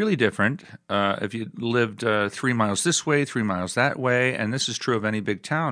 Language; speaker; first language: English; native; English